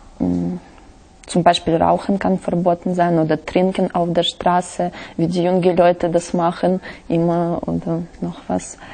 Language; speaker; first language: German; non-native, learner; Russian